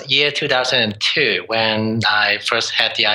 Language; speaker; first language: English; non-native, local second language; Cantonese